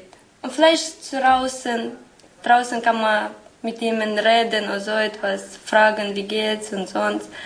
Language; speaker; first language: German; non-native, learner; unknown